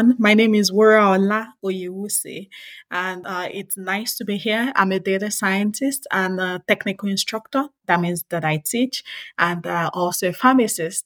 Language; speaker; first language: English; non-native, local second language; Yoruba